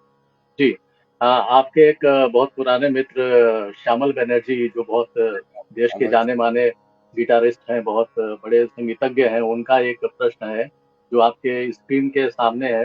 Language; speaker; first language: Hindi; native; Hindi